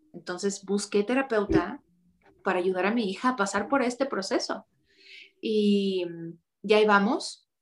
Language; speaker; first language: Spanish; native; Spanish